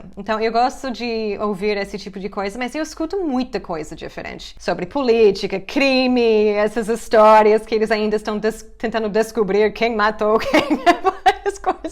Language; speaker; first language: Portuguese; non-native, fluent; English